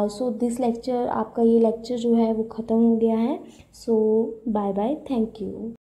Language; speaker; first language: Hindi; native; Hindi